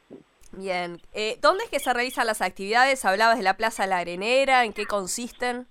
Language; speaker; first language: Spanish; native; Spanish